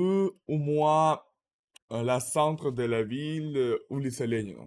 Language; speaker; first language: French; non-native, learner; Russian